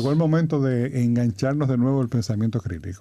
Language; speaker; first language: Spanish; native; Spanish